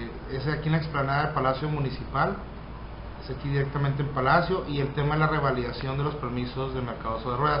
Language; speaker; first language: Spanish; native; Spanish